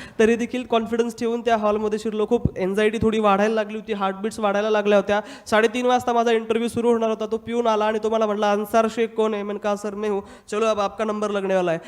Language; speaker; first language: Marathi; non-native, local second language; Hindi